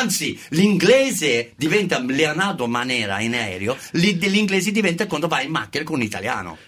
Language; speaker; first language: Italian; non-native, fluent; English